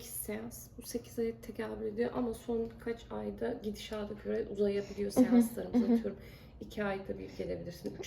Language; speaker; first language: Turkish; native; Turkish